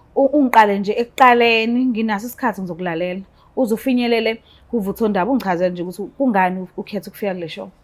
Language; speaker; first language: Zulu; native; Zulu